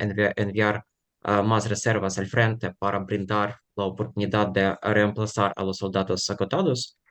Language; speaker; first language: Spanish; non-native, fluent; Ukrainian